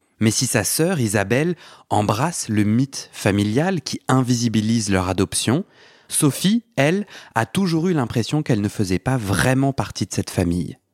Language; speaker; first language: French; native; French